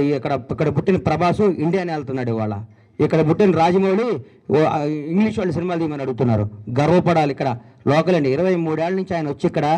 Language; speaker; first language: Telugu; native; Telugu